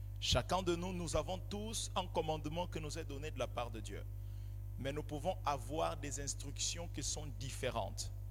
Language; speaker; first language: French; non-native, fluent; Portuguese